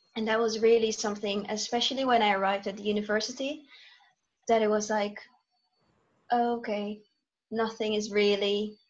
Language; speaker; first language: English; non-native, fluent; Dutch